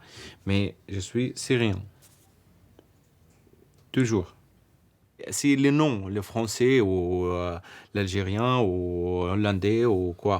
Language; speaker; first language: French; non-native, learner; Arabic